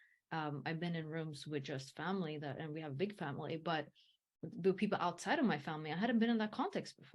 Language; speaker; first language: English; early bilingual, heritage; English